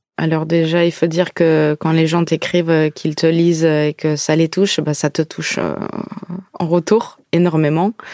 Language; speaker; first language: French; non-native, fluent; Ukrainian